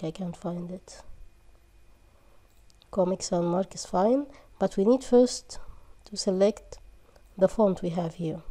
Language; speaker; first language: English; non-native, fluent; Arabic